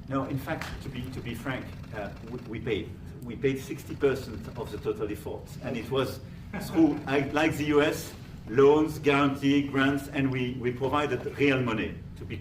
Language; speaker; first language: English; non-native, fluent; French